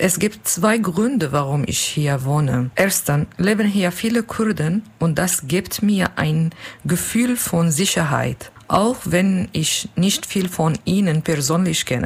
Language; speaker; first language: German; non-native, learner; Kurdish